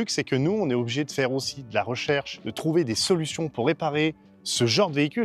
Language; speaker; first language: French; native; French